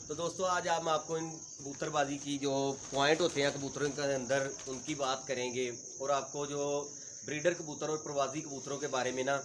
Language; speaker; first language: Hindi; non-native, local second language; Punjabi